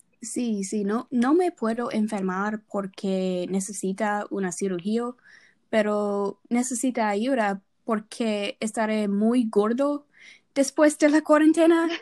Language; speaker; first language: Spanish; non-native, learner; English